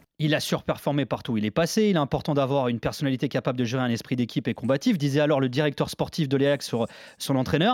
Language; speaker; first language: French; native; French